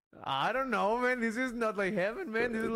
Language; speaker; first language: English; non-native, learner; Spanish